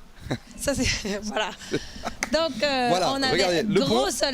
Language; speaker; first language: French; native; French